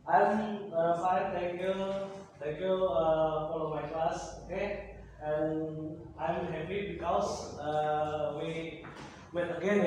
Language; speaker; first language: English; non-native, learner; Indonesian